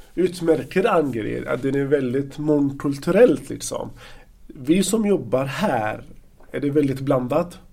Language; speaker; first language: Swedish; non-native, fluent; Arabic